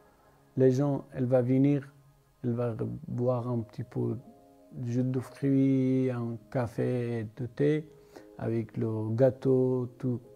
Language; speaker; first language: French; non-native, learner; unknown